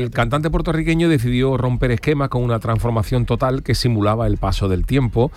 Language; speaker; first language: Spanish; native; Spanish